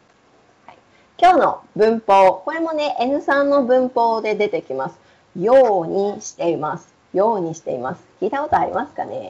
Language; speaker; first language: Japanese; native; Japanese